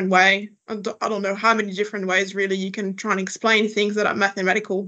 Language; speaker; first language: English; non-native, fluent; French